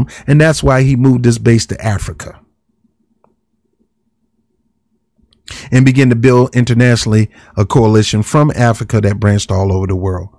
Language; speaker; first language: English; native; English